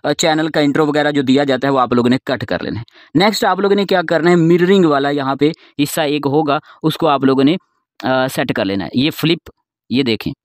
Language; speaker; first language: Urdu; non-native, local second language; Sindhi